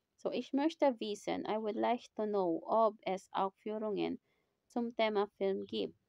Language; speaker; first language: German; non-native, fluent; Filipino